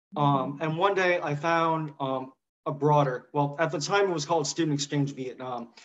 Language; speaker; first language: English; native; English